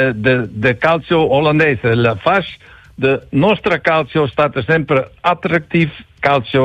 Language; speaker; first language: Italian; non-native, learner; Dutch